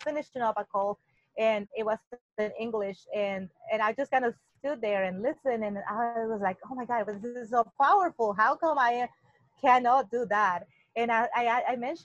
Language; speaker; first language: English; non-native, fluent; Spanish